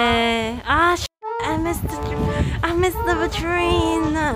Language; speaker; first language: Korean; non-native, learner; Cantonese